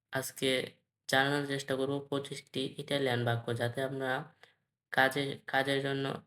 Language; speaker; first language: Bangla; native; Bangla